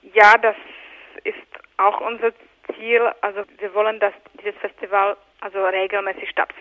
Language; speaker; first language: German; non-native, fluent; Czech